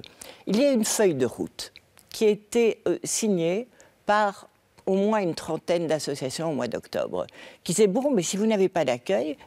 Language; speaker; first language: French; native; French